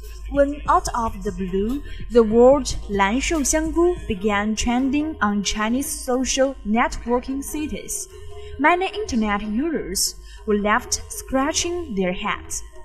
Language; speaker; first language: English; non-native, fluent; Chinese